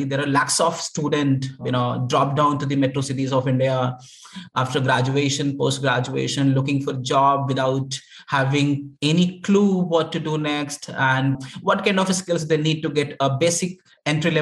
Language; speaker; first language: English; non-native, local second language; Hindi